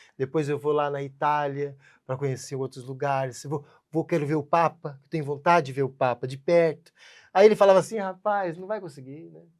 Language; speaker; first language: Portuguese; native; Portuguese